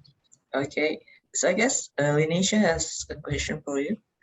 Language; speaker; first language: English; non-native, learner; Indonesian